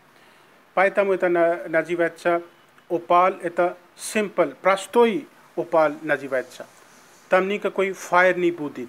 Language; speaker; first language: Russian; non-native, learner; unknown